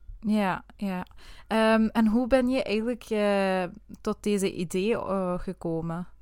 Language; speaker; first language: Dutch; native; Dutch